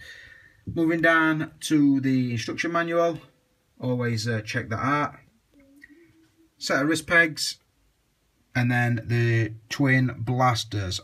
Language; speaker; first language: English; native; English